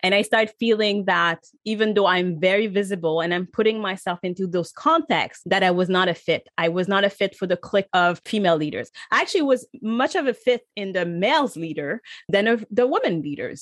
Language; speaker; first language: English; native; English